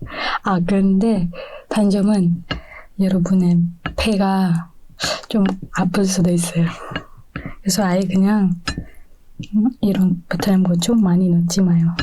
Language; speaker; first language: Korean; non-native, fluent; Indonesian